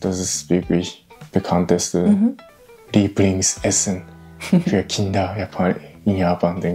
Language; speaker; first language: German; non-native, learner; Japanese